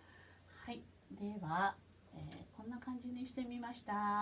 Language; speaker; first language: Japanese; native; Japanese